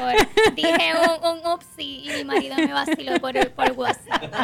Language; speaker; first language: Spanish; native; Spanish